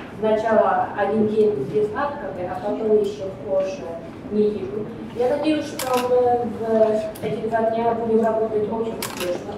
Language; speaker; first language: Russian; non-native, learner; Polish